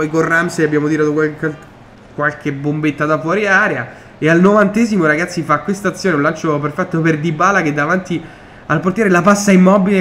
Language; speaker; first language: Italian; native; Italian